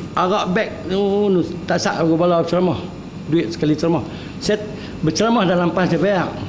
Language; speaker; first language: Malay; native; Malay